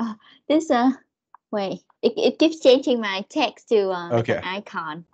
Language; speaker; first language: English; non-native, fluent; Vietnamese